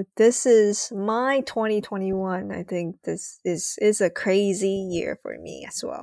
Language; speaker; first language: English; non-native, fluent; Chinese